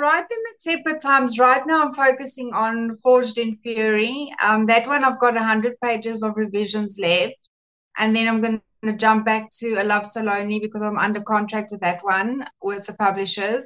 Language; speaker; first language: English; non-native, local second language; Afrikaans